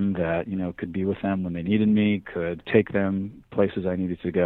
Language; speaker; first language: English; native; English